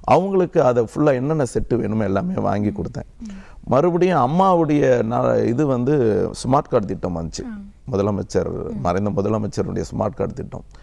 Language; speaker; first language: Tamil; native; Tamil